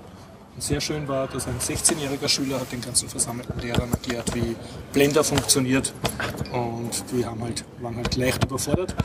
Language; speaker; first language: German; native; German